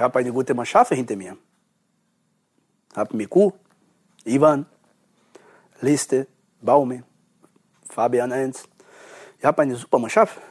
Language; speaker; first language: German; non-native, learner; Portuguese